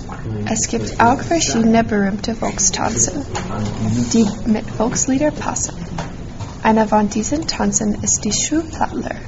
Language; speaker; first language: German; non-native, learner; English